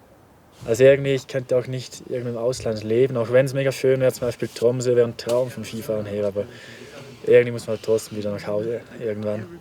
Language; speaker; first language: German; native; German